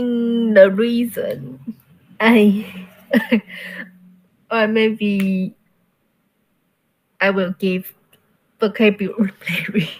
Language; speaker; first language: English; non-native, learner; Chinese